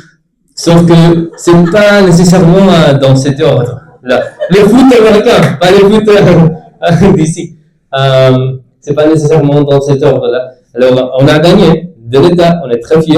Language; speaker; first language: French; non-native, learner; Spanish